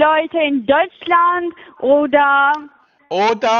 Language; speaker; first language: German; non-native, fluent; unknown